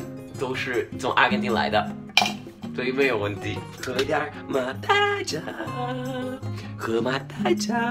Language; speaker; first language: Chinese; non-native, fluent; Spanish